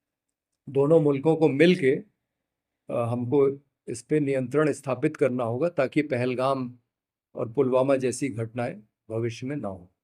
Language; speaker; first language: Hindi; native; Hindi